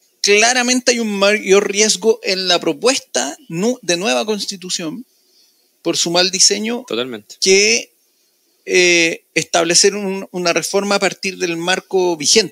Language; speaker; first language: Spanish; native; Spanish